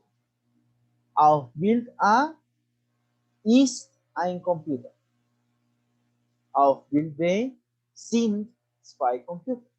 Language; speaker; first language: German; non-native, fluent; Spanish